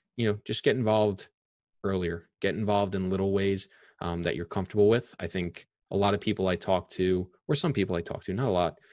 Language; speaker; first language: English; native; English